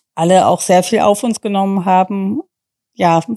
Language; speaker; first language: German; non-native, fluent; English